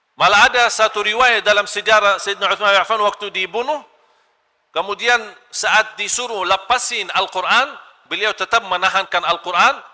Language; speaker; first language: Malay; non-native, fluent; Arabic